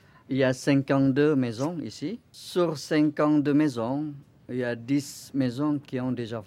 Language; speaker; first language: French; non-native, fluent; Indonesian